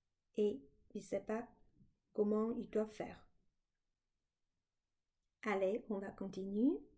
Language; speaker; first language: French; non-native, fluent; Chinese